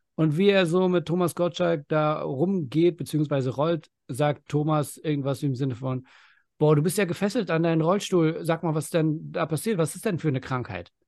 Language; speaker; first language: German; early bilingual, other home language; Persian